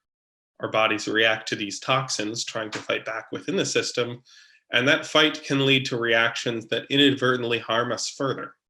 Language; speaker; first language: English; native; English